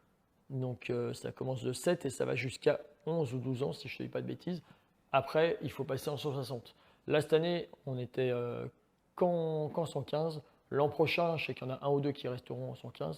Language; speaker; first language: French; native; French